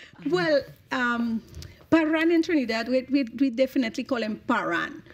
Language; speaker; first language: English; non-native, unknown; Spanish